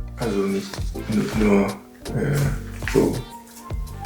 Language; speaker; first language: German; non-native, learner; Japanese